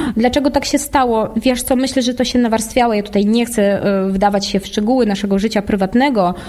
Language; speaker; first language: Polish; non-native, fluent; Russian